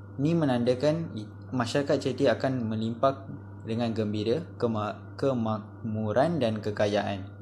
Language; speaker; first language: Malay; non-native, local second language; Tamil